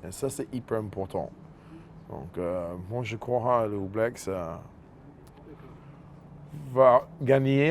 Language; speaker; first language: French; non-native, fluent; English